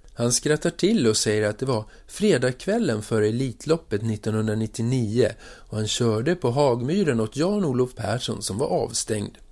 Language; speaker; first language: Swedish; native; Swedish